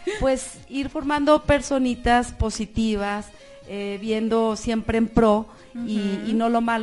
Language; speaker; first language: Spanish; native; Spanish